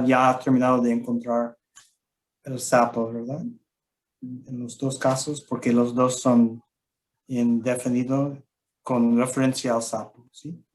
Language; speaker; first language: Spanish; non-native, learner; English